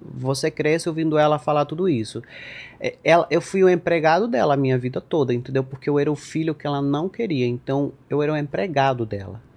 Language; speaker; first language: Portuguese; non-native, fluent; Spanish